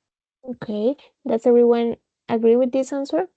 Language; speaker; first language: English; non-native, fluent; Spanish